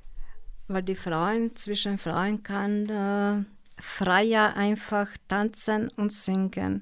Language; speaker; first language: German; non-native, learner; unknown